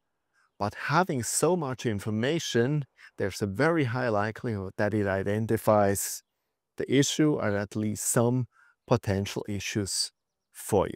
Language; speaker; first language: English; non-native, fluent; German